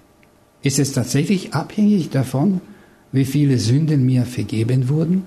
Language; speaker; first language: German; non-native, fluent; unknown